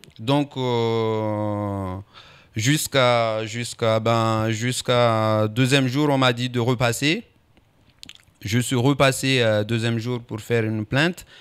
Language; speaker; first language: French; non-native, local second language; Comorian